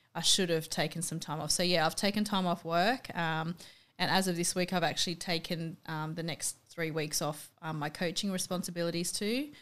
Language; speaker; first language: English; native; English